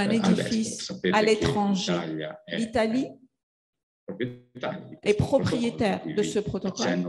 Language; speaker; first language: French; non-native, fluent; Italian